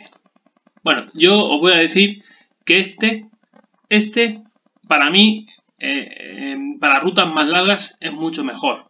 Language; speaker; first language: Spanish; native; Spanish